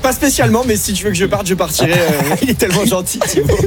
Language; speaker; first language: French; native; French